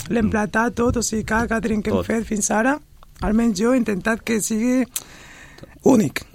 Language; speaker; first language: Catalan; non-native, fluent; Spanish